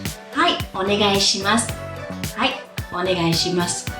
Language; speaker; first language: Japanese; non-native, fluent; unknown